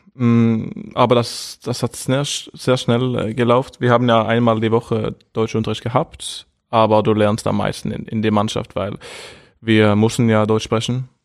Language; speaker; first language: German; non-native, fluent; Norwegian